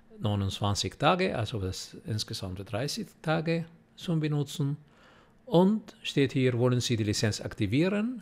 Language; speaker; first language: German; non-native, fluent; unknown